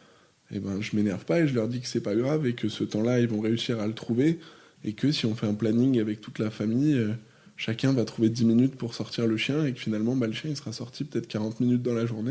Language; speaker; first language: French; native; French